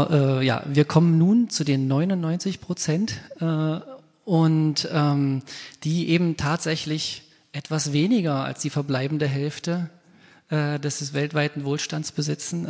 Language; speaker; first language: German; native; German